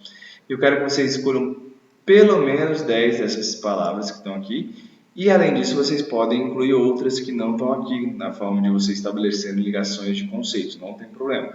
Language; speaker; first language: Portuguese; native; Portuguese